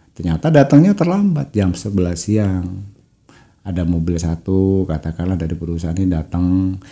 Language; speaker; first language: Indonesian; non-native, local second language; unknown